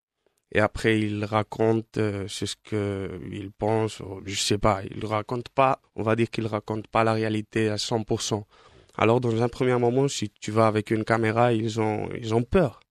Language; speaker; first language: French; non-native, fluent; Spanish